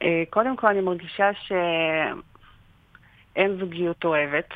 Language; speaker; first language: Hebrew; non-native, fluent; Russian